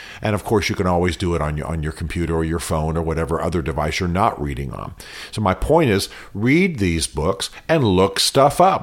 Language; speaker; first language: English; native; English